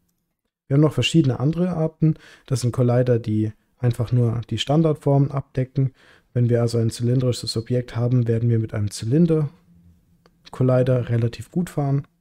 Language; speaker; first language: German; native; German